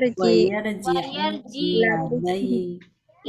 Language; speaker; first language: Arabic; non-native, learner; Indonesian